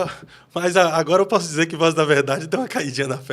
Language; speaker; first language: Portuguese; native; Portuguese